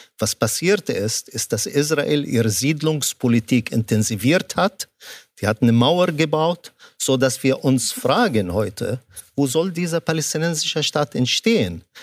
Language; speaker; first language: German; non-native, fluent; Arabic